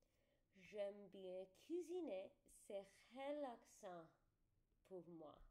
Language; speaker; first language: French; non-native, learner; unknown